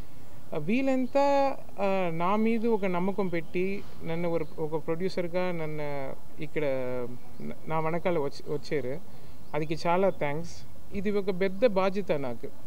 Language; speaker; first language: Telugu; non-native, learner; Tamil